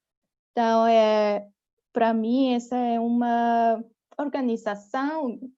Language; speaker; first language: Portuguese; non-native, fluent; Spanish